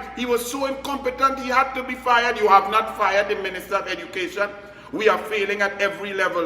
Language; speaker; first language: English; native; English